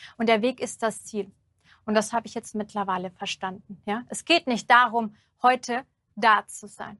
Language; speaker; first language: German; early bilingual, other home language; Russian